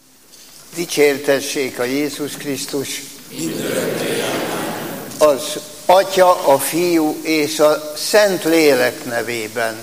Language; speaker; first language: Hungarian; native; Hungarian